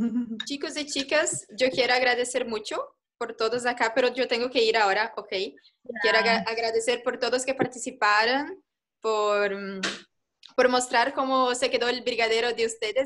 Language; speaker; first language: Spanish; non-native, fluent; Portuguese